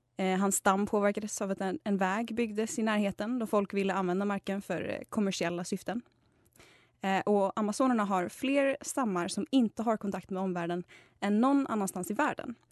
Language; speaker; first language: Swedish; native; Swedish